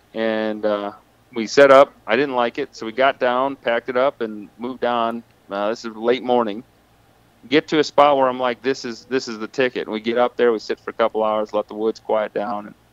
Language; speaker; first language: English; native; English